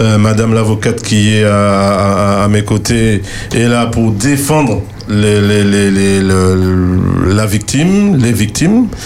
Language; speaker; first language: French; native; French